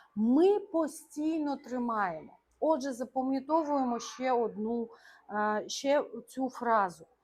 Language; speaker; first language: Ukrainian; non-native, local second language; Russian